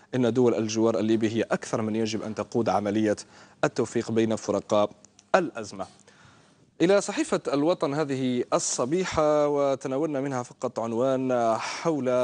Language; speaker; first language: Arabic; native; Arabic